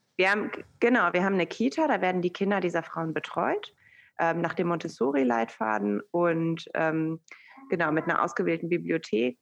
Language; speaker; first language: German; early bilingual, other home language; Persian